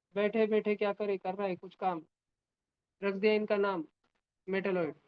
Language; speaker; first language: Hindi; non-native, local second language; Marathi